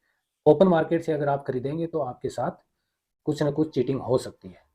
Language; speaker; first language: Hindi; native; Hindi